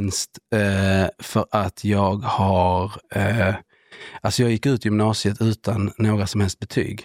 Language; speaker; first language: Swedish; native; Swedish